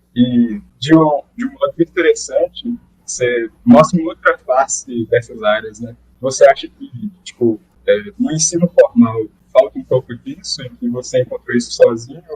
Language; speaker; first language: Portuguese; native; Portuguese